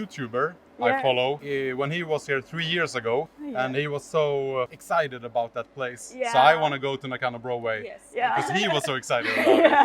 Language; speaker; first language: English; non-native, fluent; Swedish